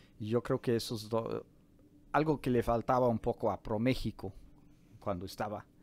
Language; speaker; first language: Spanish; non-native, fluent; English